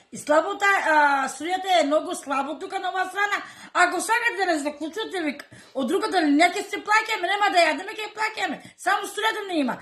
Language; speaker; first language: Macedonian; non-native, local second language; Romany